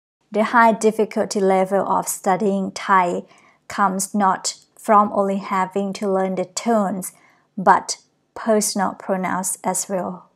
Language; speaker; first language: English; non-native, fluent; Thai